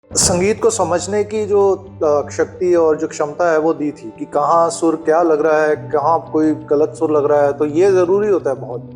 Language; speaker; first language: Hindi; native; Hindi